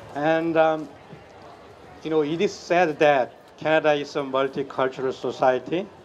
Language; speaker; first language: English; non-native, fluent; Korean